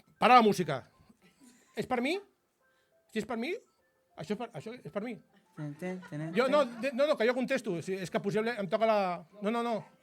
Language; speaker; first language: Catalan; native; Catalan